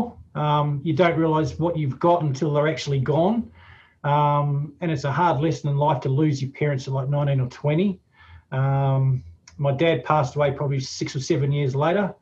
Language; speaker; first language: English; native; English